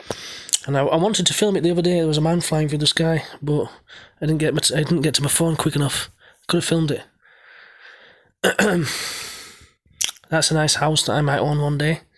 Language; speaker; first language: English; native; English